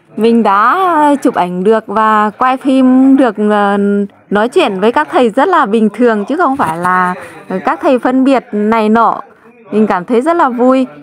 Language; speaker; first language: Vietnamese; non-native, local second language; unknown